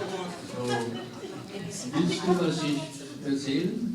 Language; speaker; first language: German; non-native, fluent; English